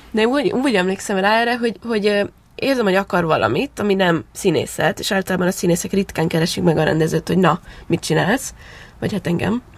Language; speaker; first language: Hungarian; early bilingual, heritage; Hungarian